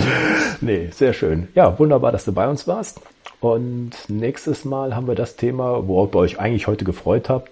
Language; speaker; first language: German; native; German